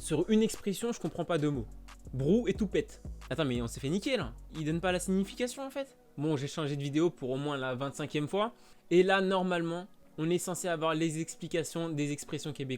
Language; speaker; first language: French; native; French